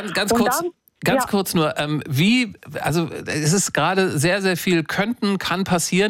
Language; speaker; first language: German; native; German